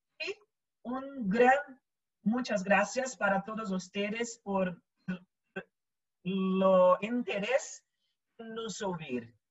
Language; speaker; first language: Spanish; non-native, local second language; Portuguese